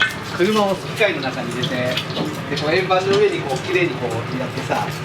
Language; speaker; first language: Japanese; native; Japanese